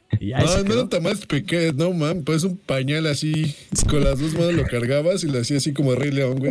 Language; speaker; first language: Spanish; native; Spanish